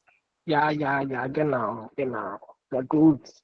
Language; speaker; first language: German; non-native, learner; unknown